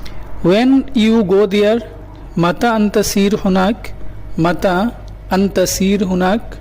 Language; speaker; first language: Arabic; non-native, learner; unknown